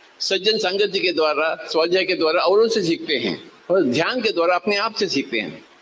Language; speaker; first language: Hindi; non-native, local second language; Telugu